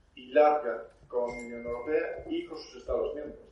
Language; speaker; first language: Spanish; non-native, fluent; English